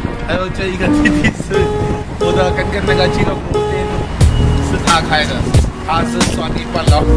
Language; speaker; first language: Chinese; non-native, fluent; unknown